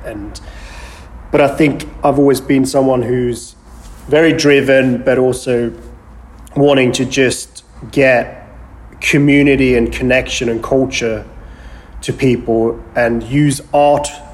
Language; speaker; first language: English; native; English